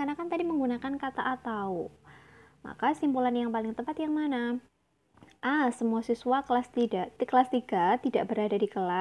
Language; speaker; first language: Indonesian; native; Indonesian